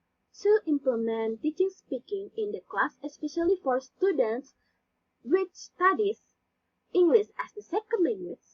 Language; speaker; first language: English; non-native, learner; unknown